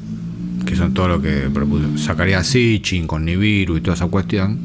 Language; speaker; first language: Spanish; native; Spanish